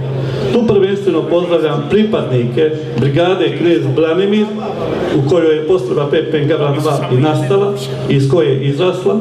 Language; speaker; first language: Croatian; native; Croatian